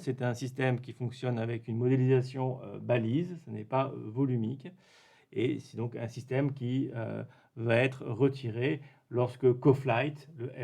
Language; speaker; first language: French; native; French